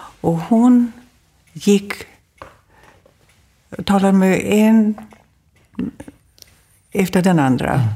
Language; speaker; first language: Swedish; non-native, fluent; German